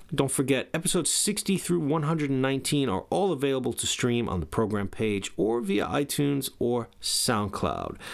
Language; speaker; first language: English; native; English